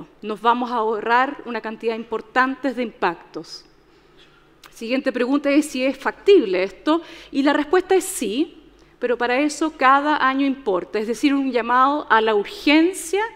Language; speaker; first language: Spanish; native; Spanish